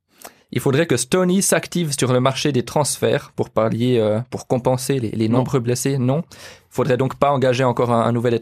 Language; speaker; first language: French; native; French